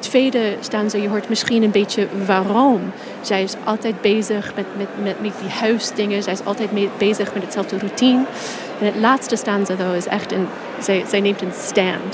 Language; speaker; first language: Dutch; non-native, fluent; English